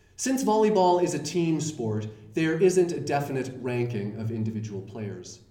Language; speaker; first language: English; native; English